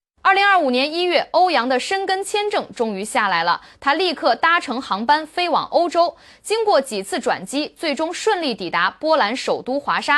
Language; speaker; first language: Chinese; native; Chinese